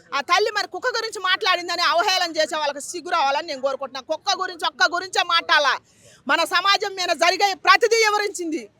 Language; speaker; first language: Telugu; native; Telugu